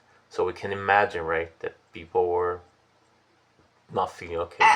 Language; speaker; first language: English; non-native, fluent; Portuguese